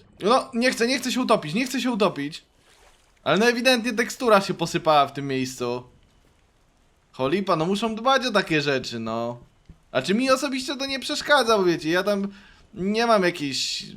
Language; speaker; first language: Polish; native; Polish